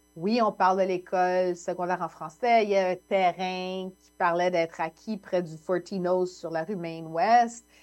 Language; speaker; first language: French; native; French